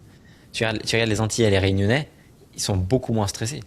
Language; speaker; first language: French; native; French